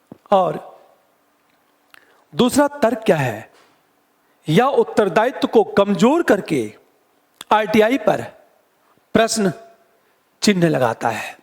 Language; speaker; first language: Hindi; native; Hindi